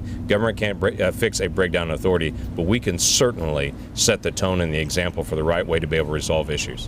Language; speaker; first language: English; native; English